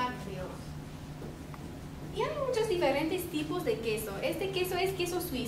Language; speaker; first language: Spanish; non-native, fluent; English